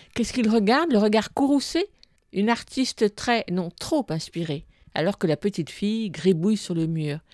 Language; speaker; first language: French; native; French